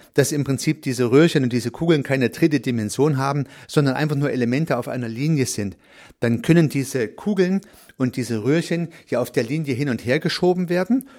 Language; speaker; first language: German; native; German